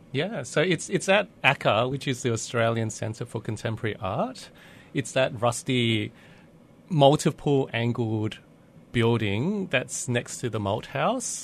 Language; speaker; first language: English; early bilingual, other home language; Vietnamese